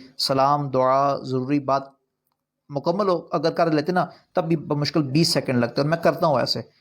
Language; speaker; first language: Urdu; non-native, local second language; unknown